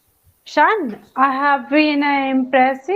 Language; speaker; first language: English; non-native, learner; Hindi